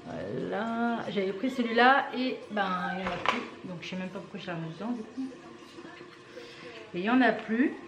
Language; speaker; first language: French; native; French